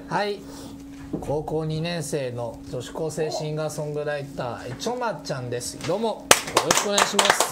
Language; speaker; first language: Japanese; native; Japanese